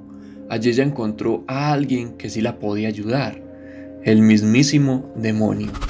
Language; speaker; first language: Spanish; native; Spanish